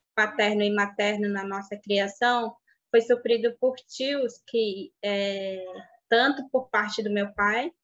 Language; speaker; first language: Portuguese; non-native, local second language; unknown